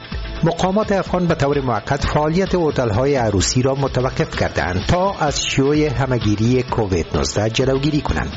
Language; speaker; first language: Persian; native; Persian